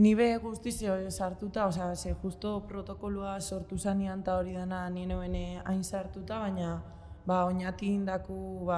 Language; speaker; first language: Basque; native; Basque